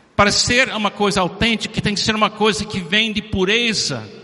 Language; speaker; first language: Portuguese; non-native, fluent; English